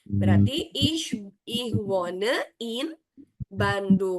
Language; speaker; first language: German; non-native, fluent; Indonesian